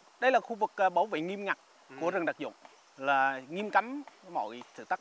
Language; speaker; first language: Vietnamese; native; Vietnamese